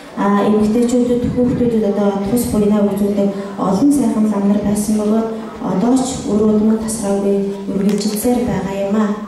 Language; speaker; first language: Mongolian; native; Mongolian